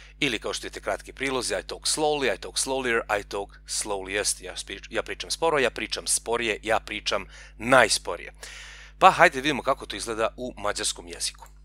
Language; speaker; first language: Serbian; non-native, local second language; Hungarian